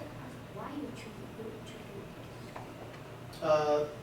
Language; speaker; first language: English; non-native, learner; Chinese